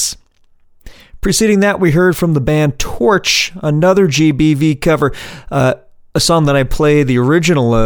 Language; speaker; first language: English; native; English